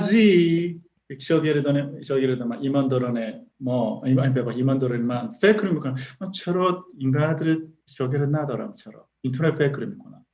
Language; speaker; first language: Persian; non-native, learner; Korean